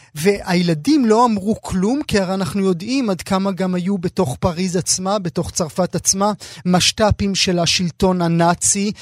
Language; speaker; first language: Hebrew; native; Hebrew